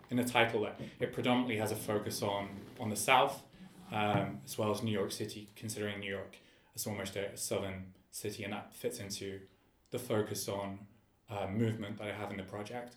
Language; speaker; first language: English; native; English